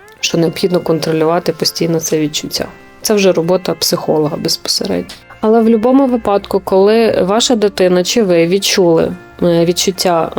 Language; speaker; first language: Ukrainian; native; Ukrainian